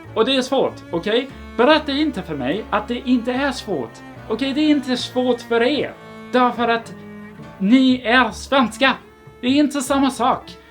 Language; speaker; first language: Swedish; non-native, fluent; English